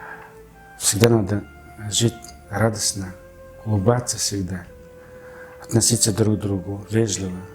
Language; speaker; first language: Russian; non-native, fluent; Mongolian